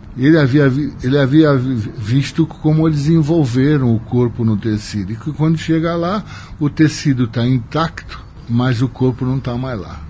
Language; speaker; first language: Portuguese; native; Portuguese